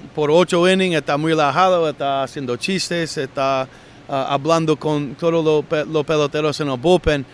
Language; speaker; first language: Spanish; non-native, learner; English